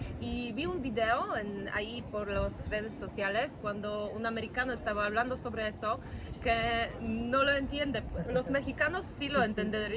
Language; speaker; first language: Spanish; non-native, fluent; Polish